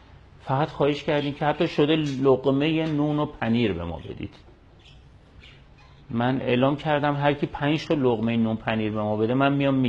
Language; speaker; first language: Persian; native; Persian